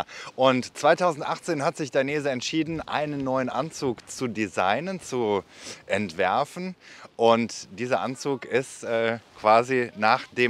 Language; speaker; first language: German; native; German